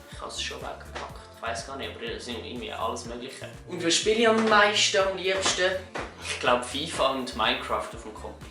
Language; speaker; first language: German; native; German